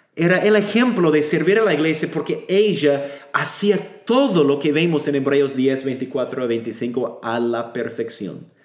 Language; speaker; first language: Spanish; non-native, fluent; English